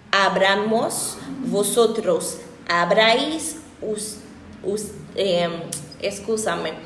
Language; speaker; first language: Spanish; non-native, learner; Haitian Creole